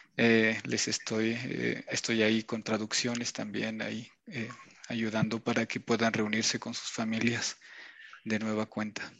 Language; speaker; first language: Spanish; non-native, local second language; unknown